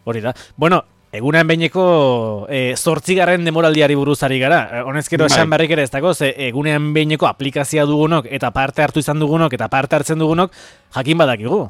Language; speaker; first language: Basque; native; Basque